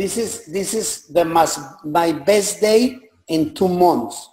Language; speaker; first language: English; non-native, learner; Spanish